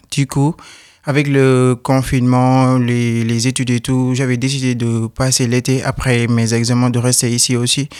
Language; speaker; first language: French; non-native, local second language; Wolof